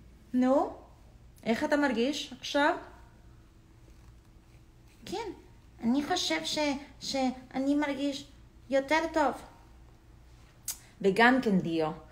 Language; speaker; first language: Hebrew; non-native, fluent; English